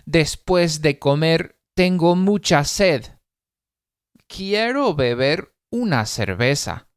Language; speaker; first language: Spanish; non-native, fluent; English